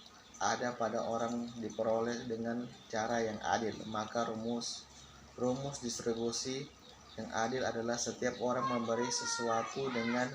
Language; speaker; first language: Indonesian; native; Indonesian